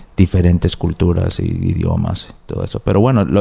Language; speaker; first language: Spanish; early bilingual, heritage; Spanish